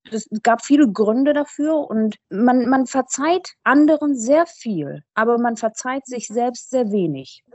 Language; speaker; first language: German; early bilingual, other home language; Persian